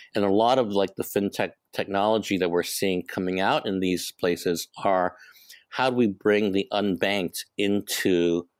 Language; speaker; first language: English; non-native, local second language; Cantonese